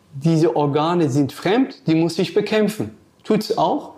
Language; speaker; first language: German; non-native, fluent; Persian